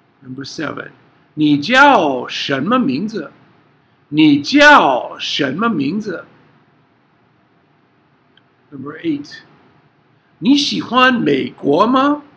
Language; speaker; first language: Chinese; non-native, fluent; English